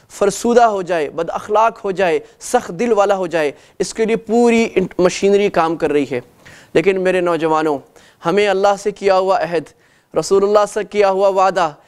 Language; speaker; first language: Urdu; native; Urdu